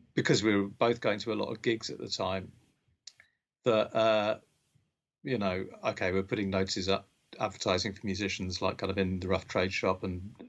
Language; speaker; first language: English; native; English